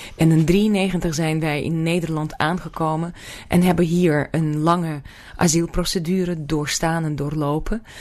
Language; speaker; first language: Dutch; non-native, fluent; Russian